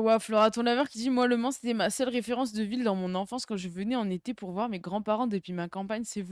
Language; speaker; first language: French; native; French